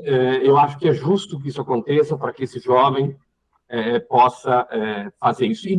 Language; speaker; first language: Portuguese; native; Portuguese